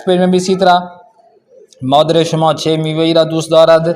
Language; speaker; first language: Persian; non-native, fluent; Urdu